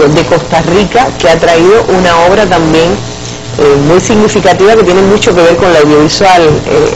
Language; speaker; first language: Spanish; native; Spanish